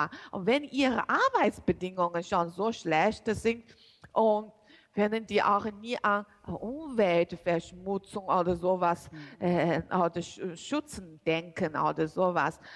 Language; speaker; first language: German; non-native, learner; Chinese